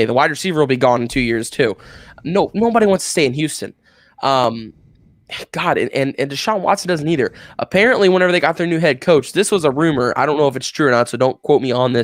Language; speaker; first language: English; native; English